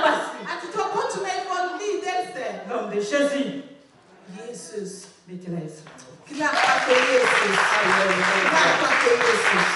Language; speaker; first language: Swedish; non-native, fluent; Lingala